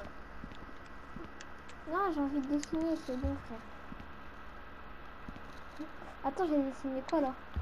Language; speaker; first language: French; native; French